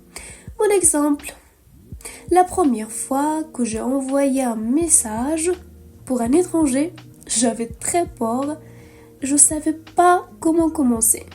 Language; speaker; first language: French; non-native, fluent; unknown